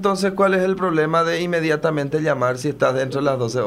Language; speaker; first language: Spanish; native; Spanish